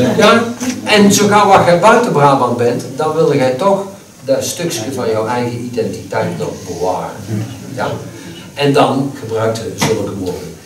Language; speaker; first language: Dutch; native; Dutch